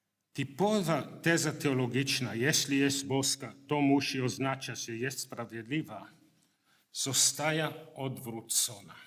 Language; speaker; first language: Polish; non-native, learner; English